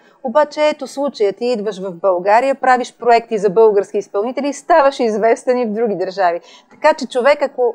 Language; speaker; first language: Bulgarian; native; Bulgarian